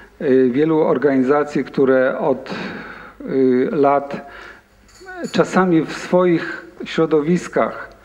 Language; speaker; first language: Polish; native; Polish